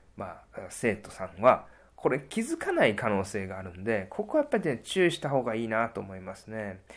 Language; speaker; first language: Japanese; native; Japanese